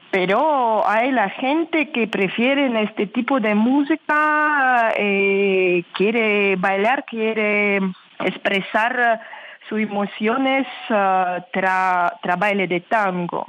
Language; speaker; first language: Spanish; non-native, learner; Russian